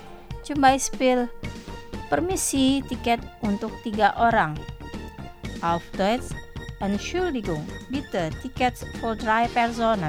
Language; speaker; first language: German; non-native, fluent; Indonesian